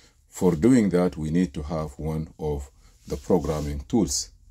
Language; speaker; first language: English; non-native, fluent; Arabic